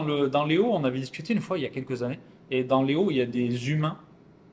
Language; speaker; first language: French; native; French